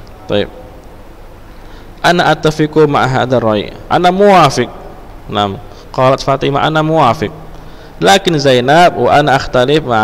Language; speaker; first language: Arabic; non-native, fluent; Indonesian